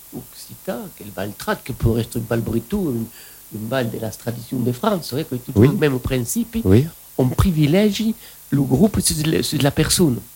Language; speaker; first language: French; native; French